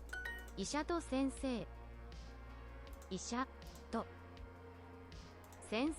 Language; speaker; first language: Japanese; non-native, learner; English